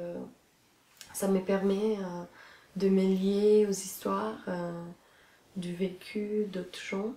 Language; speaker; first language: French; non-native, fluent; Italian